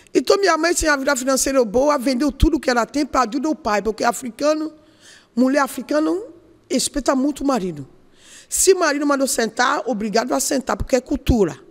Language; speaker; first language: Portuguese; non-native, learner; Yoruba